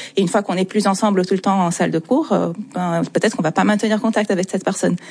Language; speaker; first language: French; non-native, fluent; Portuguese